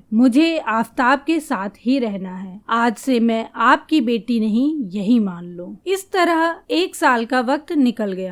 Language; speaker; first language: Hindi; native; Hindi